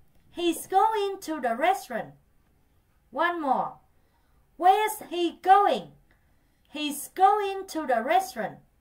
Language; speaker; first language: English; non-native, fluent; Vietnamese